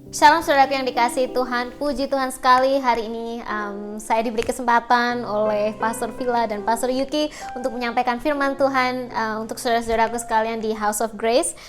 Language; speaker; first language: Indonesian; native; Indonesian